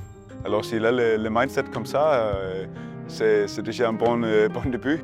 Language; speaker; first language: French; non-native, learner; Danish